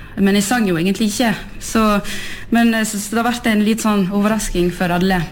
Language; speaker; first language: Norwegian; early bilingual, heritage; French